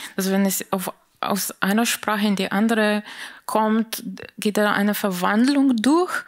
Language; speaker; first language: German; non-native, fluent; Slovenian